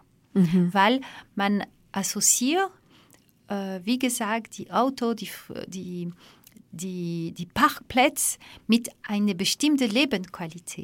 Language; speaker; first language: German; non-native, fluent; Dutch